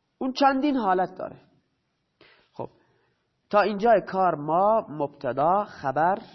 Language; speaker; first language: Persian; non-native, local second language; Baluchi